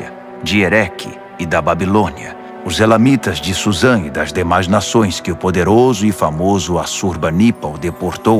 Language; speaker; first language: Portuguese; native; Portuguese